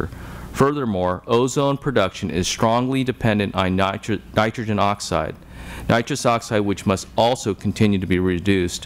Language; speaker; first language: English; native; English